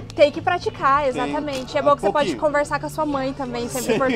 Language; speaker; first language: Portuguese; native; Portuguese